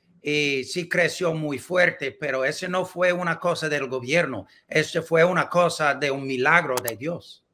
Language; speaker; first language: Spanish; non-native, learner; English